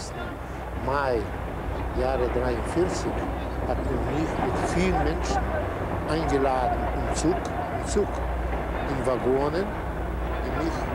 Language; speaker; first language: German; non-native, learner; Yiddish